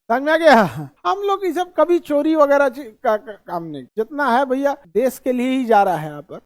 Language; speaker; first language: Hindi; native; Hindi